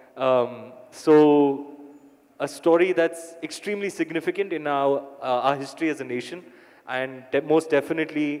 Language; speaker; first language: English; non-native, local second language; Hindi